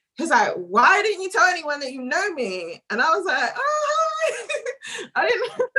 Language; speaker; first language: English; native; English